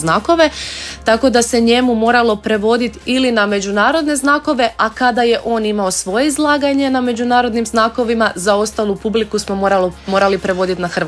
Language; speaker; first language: Croatian; native; Croatian